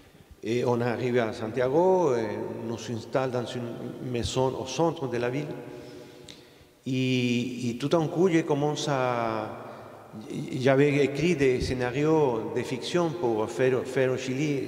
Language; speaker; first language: French; non-native, fluent; Spanish